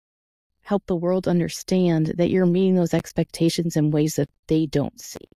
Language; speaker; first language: English; native; English